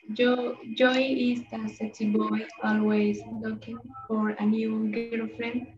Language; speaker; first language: English; non-native, fluent; Spanish